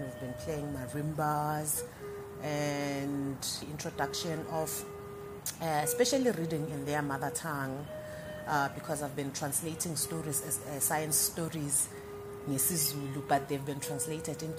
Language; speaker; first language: English; non-native, local second language; Zulu